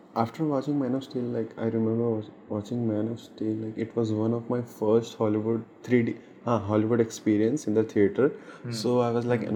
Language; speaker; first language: English; non-native, local second language; Hindi